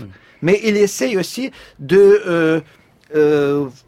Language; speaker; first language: French; non-native, fluent; Russian